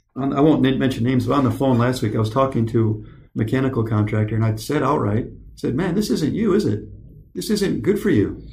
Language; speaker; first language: English; native; English